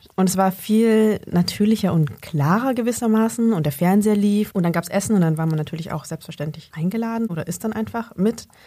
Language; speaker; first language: German; early bilingual, other home language; Vietnamese